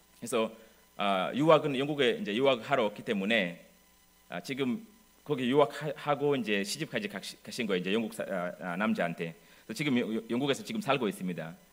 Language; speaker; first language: Korean; non-native, fluent; English